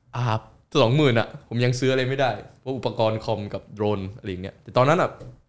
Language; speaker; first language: Thai; early bilingual, other home language; Korean